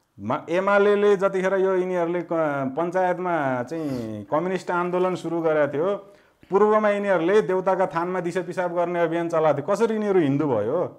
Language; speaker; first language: Nepali; native; Nepali